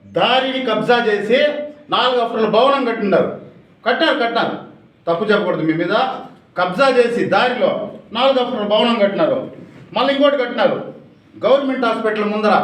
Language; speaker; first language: Telugu; native; Telugu